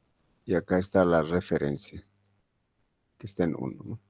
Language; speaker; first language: Spanish; native; Spanish